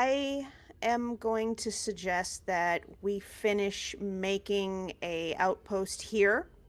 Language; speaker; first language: English; native; English